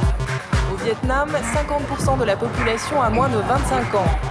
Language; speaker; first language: French; native; French